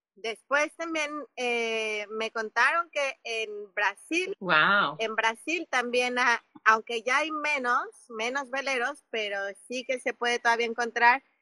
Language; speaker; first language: Spanish; native; Spanish